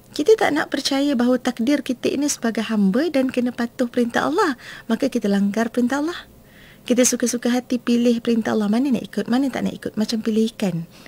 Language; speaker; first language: Malay; native; Malay